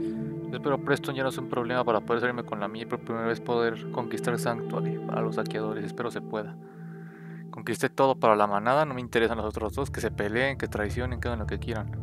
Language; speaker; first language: Spanish; native; Spanish